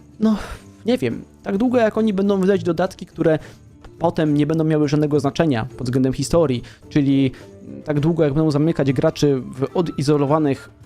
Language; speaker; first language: Polish; native; Polish